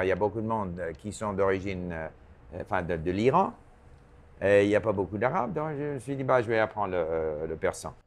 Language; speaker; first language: French; non-native, local second language; English